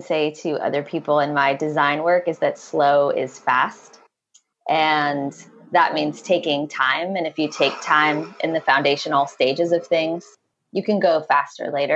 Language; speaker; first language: English; native; English